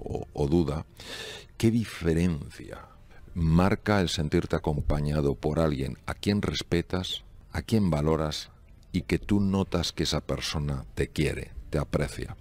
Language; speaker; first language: Spanish; native; Spanish